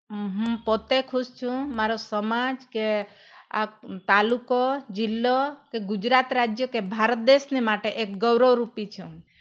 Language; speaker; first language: Gujarati; non-native, local second language; Gamit